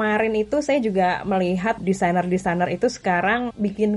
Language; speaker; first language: Indonesian; native; Indonesian